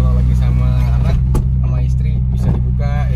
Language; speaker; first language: Indonesian; native; Indonesian